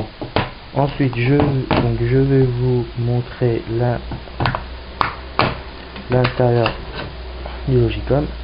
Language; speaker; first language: French; native; French